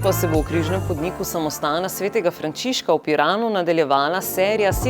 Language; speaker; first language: Slovenian; native; Slovenian